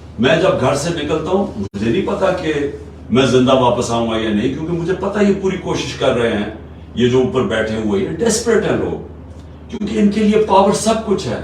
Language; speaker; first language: Urdu; native; Urdu